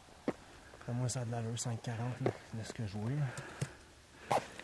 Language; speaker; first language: French; native; French